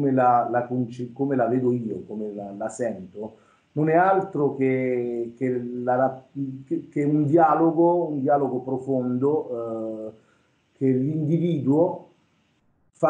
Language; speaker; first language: Italian; native; Italian